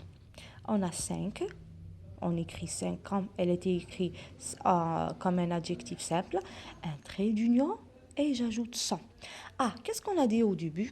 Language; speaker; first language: French; non-native, local second language; Arabic